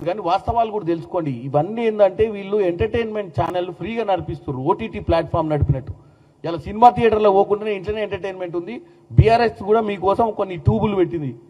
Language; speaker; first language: Telugu; native; Telugu